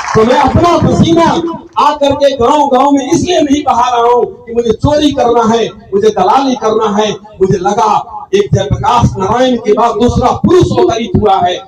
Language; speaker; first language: Hindi; native; Hindi